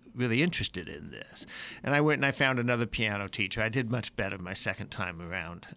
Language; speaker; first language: English; native; English